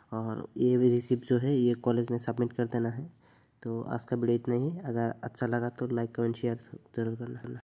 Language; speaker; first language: Hindi; non-native, local second language; Bangla